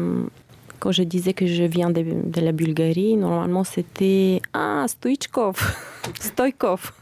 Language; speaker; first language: French; non-native, fluent; Bulgarian